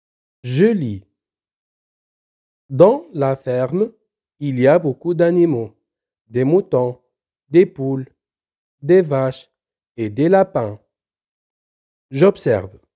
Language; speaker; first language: French; non-native, local second language; Arabic